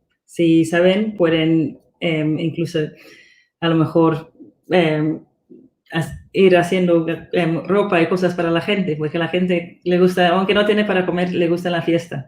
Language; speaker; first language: Spanish; non-native, fluent; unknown